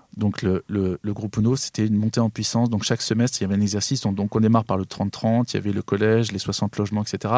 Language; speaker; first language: French; native; French